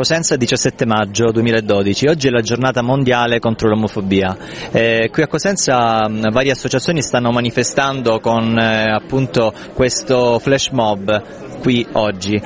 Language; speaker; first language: Italian; native; Italian